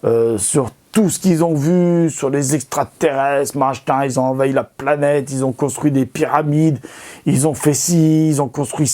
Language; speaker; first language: French; native; French